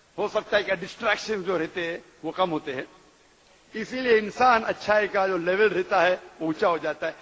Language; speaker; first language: Urdu; non-native, local second language; Konkani